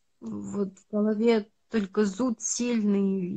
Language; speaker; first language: Russian; native; Russian